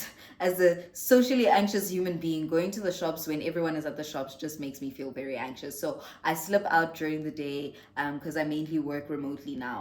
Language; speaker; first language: English; non-native, local second language; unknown